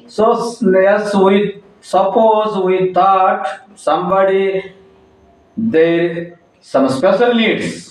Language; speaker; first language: English; non-native, local second language; Telugu